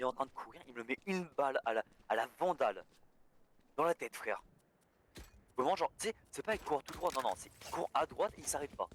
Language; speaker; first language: French; native; French